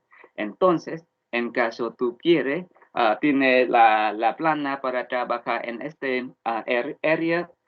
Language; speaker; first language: Spanish; non-native, learner; Vietnamese